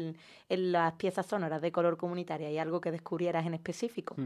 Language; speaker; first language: Spanish; native; Spanish